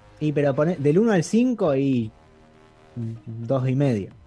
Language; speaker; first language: Spanish; native; Spanish